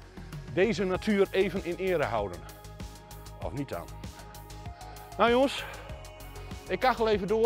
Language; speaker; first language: Dutch; native; Dutch